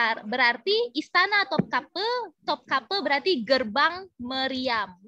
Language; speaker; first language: Turkish; non-native, fluent; Indonesian